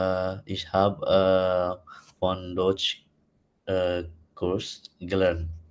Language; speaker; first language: German; non-native, learner; Indonesian